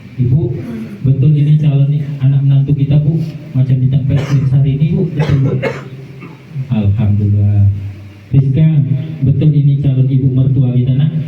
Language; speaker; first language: Malay; native; Malay